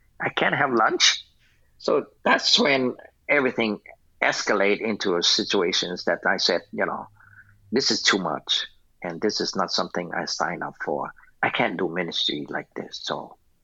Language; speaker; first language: English; non-native, fluent; Vietnamese